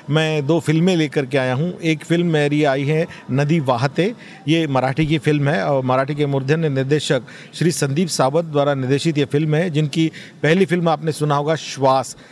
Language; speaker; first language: Hindi; non-native, local second language; Marathi